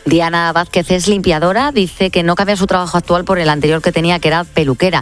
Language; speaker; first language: Spanish; native; Spanish